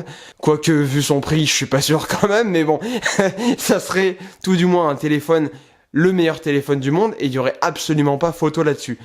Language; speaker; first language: French; native; French